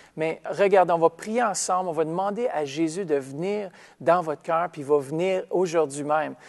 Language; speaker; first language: French; native; French